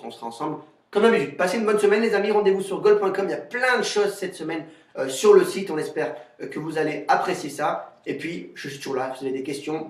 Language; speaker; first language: French; native; French